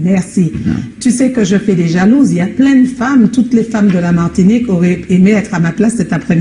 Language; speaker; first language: French; native; French